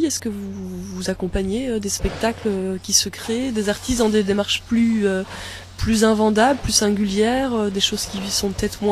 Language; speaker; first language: French; native; French